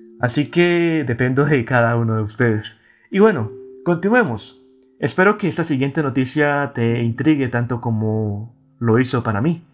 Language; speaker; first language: Spanish; native; Spanish